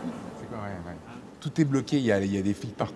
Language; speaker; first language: French; native; French